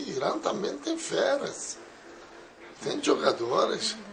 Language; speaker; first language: Portuguese; non-native, fluent; Persian